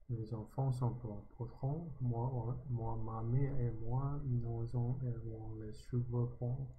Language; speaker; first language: French; non-native, learner; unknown